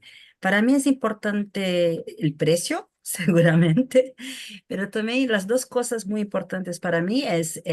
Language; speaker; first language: Spanish; non-native, fluent; Portuguese